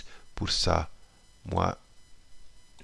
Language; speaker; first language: French; non-native, local second language; German